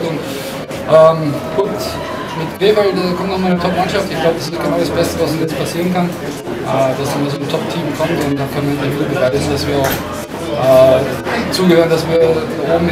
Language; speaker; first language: German; native; German